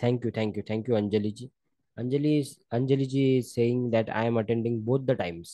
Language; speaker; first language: English; non-native, local second language; Marathi